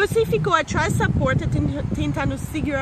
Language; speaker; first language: Portuguese; non-native, fluent; English